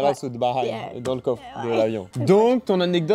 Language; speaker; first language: French; native; French